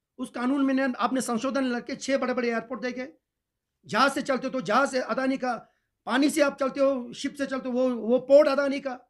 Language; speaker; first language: Hindi; non-native, local second language; Ladakhi